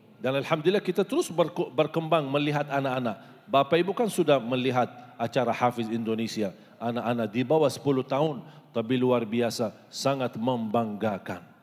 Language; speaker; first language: Malay; non-native, fluent; Arabic